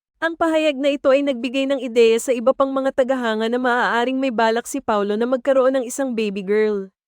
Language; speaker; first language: Filipino; native; Filipino